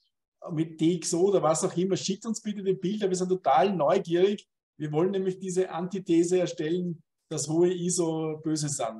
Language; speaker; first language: German; native; German